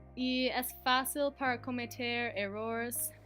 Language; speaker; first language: Spanish; non-native, learner; English